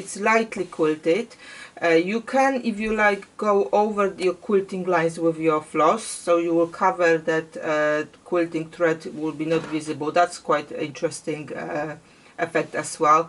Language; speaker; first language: English; non-native, fluent; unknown